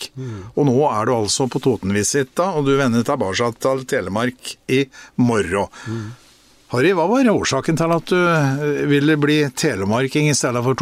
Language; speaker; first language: Norwegian; native; Norwegian